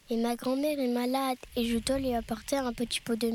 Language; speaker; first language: French; native; French